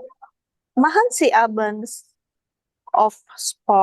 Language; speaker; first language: German; non-native, learner; Indonesian